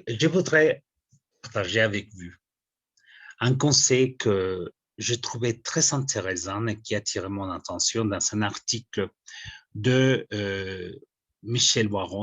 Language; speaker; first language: French; non-native, fluent; Spanish